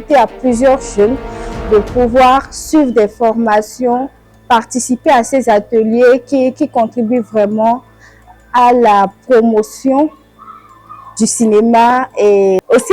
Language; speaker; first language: French; non-native, local second language; Fon